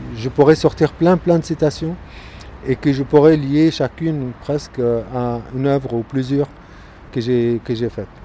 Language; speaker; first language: French; non-native, fluent; Arabic